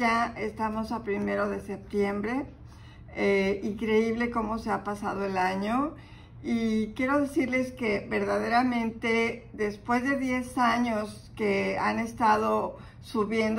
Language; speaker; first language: Spanish; native; Spanish